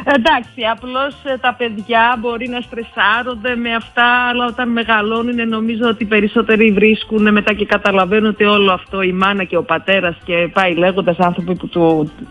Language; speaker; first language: Greek; non-native, fluent; Georgian